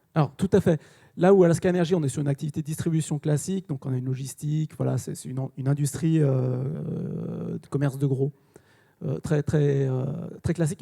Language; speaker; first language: French; native; French